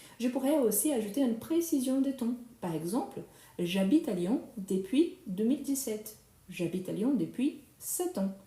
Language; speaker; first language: French; non-native, fluent; Portuguese